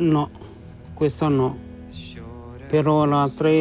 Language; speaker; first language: Italian; non-native, learner; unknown